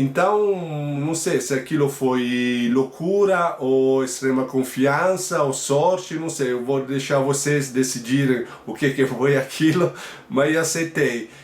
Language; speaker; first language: Portuguese; non-native, fluent; Italian